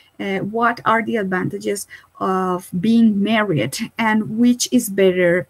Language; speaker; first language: English; non-native, fluent; Spanish